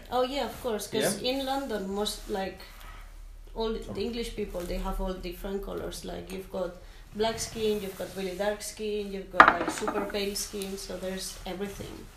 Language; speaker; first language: English; non-native, fluent; Spanish